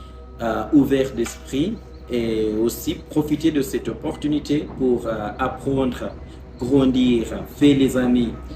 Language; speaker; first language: French; non-native, fluent; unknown